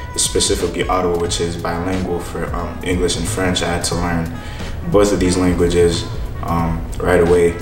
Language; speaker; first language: English; non-native, fluent; Haitian Creole